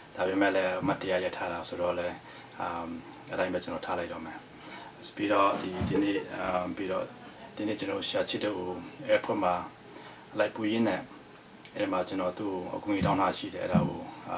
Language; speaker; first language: Burmese; non-native, local second language; Hakha Chin